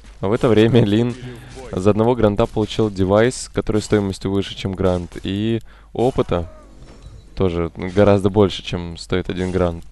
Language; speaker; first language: Russian; native; Russian